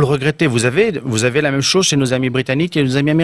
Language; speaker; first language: French; native; French